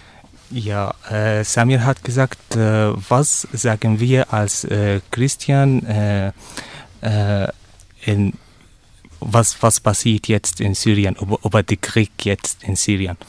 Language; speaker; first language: German; non-native, learner; Arabic